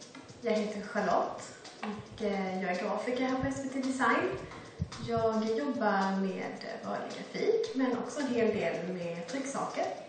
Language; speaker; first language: Swedish; native; Swedish